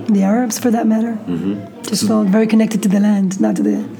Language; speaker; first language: English; non-native, fluent; Hebrew